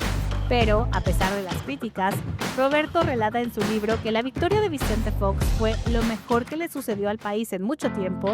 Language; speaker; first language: Spanish; native; Spanish